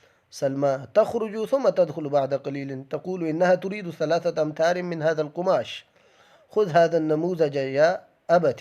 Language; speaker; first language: Arabic; non-native, fluent; Urdu